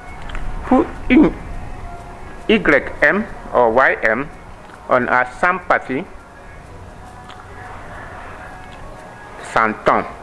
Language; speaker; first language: French; non-native, learner; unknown